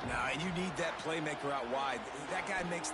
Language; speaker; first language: English; native; English